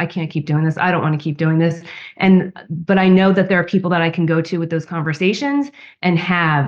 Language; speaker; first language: English; native; English